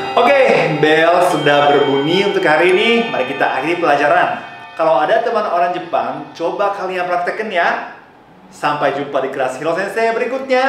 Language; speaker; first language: Indonesian; non-native, fluent; Japanese